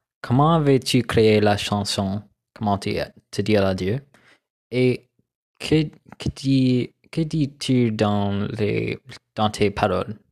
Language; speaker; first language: French; non-native, learner; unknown